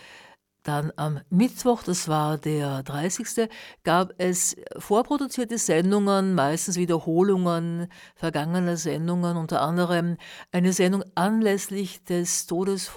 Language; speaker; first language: German; native; German